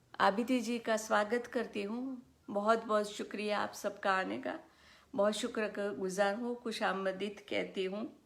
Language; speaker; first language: Hindi; non-native, local second language; Gujarati